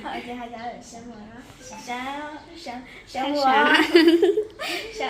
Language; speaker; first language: Chinese; non-native, learner; Hmong